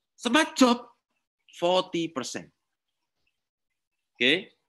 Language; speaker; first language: English; non-native, learner; Indonesian